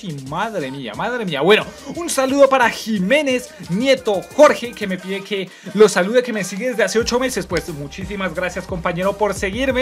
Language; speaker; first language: Spanish; native; Spanish